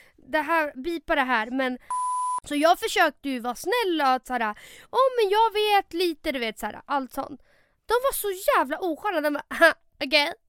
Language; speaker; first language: Swedish; early bilingual, other home language; Spanish